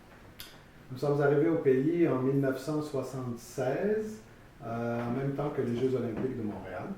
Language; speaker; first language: French; early bilingual, other home language; Arabic